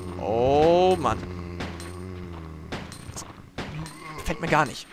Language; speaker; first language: German; native; German